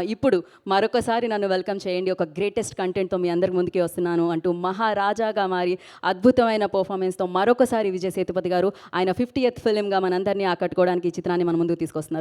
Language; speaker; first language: Telugu; native; Telugu